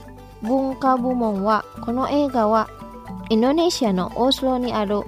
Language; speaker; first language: Japanese; non-native, fluent; Indonesian